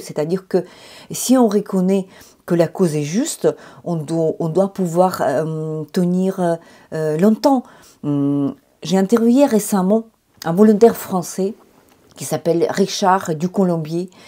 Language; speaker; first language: French; non-native, fluent; Ukrainian